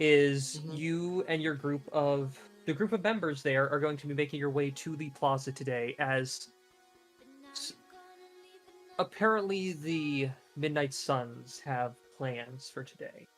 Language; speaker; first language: English; native; English